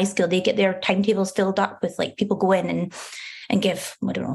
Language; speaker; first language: English; native; English